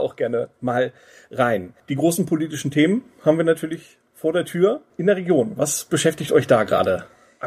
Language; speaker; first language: German; native; German